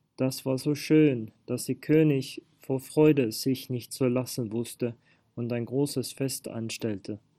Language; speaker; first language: German; non-native, fluent; Swedish